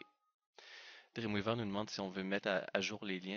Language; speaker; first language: French; native; French